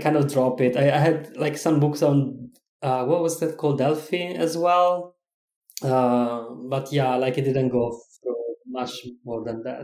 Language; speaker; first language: English; non-native, fluent; Italian